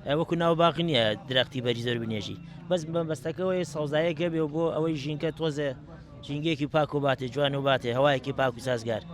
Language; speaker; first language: Central Kurdish; non-native, local second language; Gurani